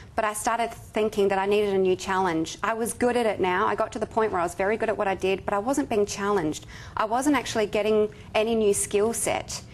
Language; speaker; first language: English; native; English